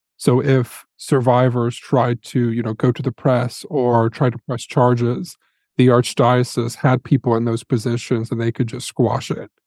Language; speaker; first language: English; native; English